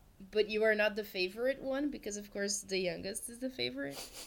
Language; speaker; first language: English; non-native, fluent; Portuguese